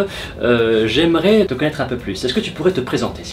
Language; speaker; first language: French; native; French